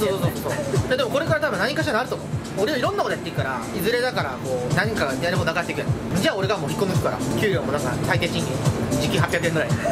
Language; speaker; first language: Japanese; native; Japanese